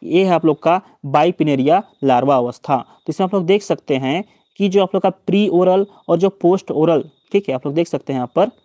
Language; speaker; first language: Hindi; native; Hindi